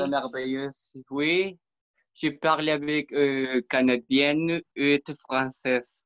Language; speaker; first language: French; non-native, learner; Spanish